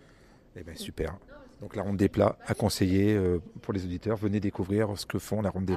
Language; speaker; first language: French; native; French